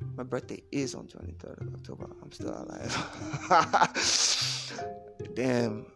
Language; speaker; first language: English; non-native, local second language; Yoruba